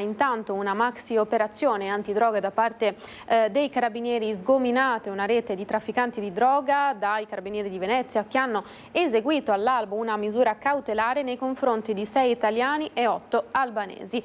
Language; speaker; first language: Italian; native; Italian